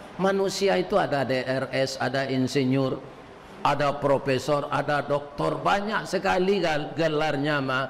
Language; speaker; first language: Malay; non-native, local second language; Minangkabau